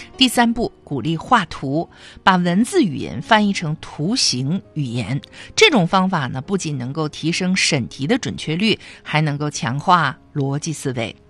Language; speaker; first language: Chinese; native; Chinese